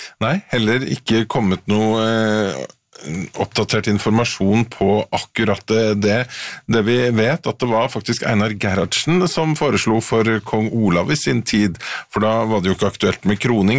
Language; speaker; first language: Norwegian; native; Norwegian